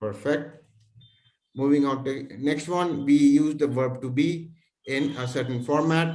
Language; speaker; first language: English; non-native, fluent; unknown